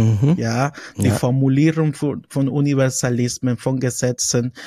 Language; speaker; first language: German; non-native, fluent; Spanish